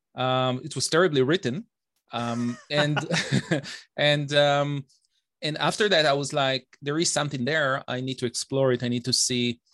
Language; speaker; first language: English; non-native, fluent; Hebrew